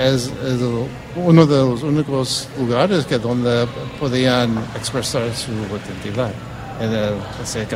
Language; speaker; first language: Spanish; early bilingual, heritage; Spanish